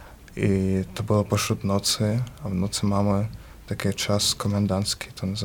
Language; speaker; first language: Polish; early bilingual, other home language; Ukrainian